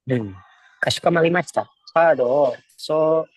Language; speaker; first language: Japanese; non-native, learner; Indonesian